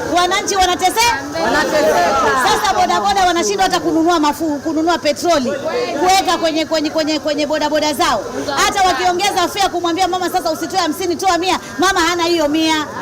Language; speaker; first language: Swahili; native; Swahili